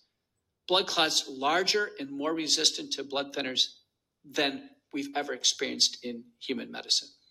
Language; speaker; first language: English; native; English